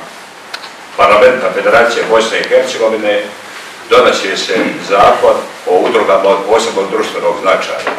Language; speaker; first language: Croatian; native; Croatian